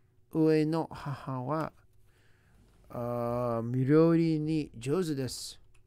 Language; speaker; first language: Japanese; non-native, learner; English